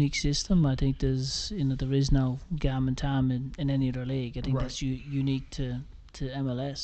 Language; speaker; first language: English; native; English